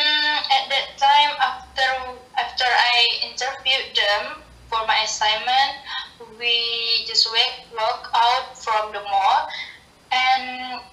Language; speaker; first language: English; non-native, learner; Indonesian